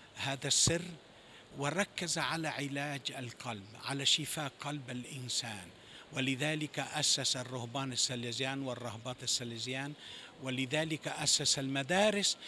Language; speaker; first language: Arabic; non-native, fluent; Italian